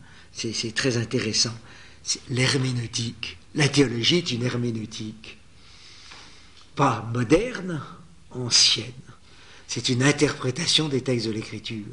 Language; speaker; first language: French; native; French